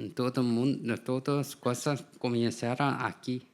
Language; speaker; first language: Spanish; non-native, learner; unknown